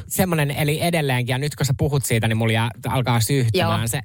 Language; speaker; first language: Finnish; native; Finnish